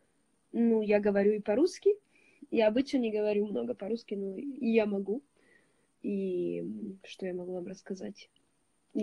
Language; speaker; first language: Russian; early bilingual, heritage; Russian